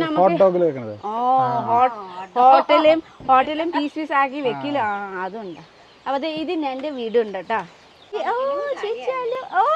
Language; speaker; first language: Malayalam; non-native, learner; Nepali